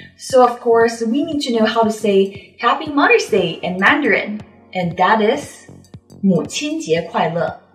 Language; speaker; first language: English; non-native, local second language; Filipino